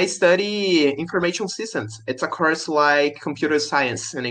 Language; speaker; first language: English; non-native, learner; Portuguese